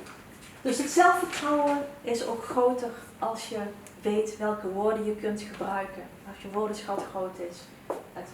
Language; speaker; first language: Dutch; early bilingual, other home language; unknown